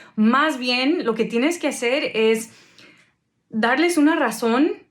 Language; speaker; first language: Spanish; early bilingual, heritage; Spanish